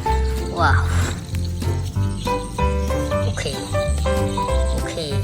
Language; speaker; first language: English; non-native, learner; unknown